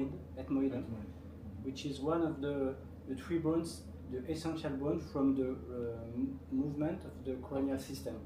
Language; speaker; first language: English; non-native, learner; French